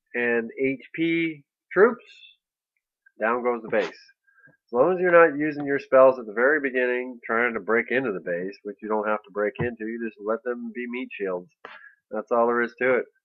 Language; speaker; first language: English; native; English